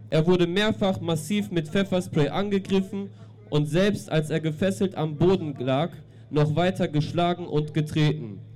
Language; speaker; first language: German; native; German